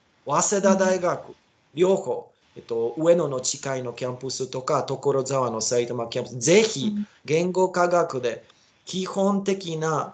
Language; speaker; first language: Japanese; non-native, learner; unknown